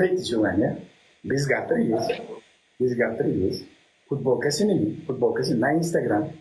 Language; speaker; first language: Russian; non-native, learner; Uzbek